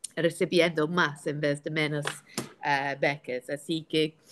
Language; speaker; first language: Spanish; non-native, fluent; English